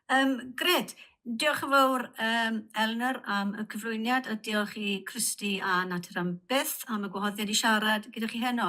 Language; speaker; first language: Welsh; native; Welsh